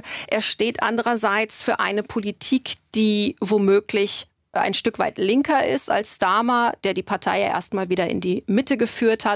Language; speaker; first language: German; native; German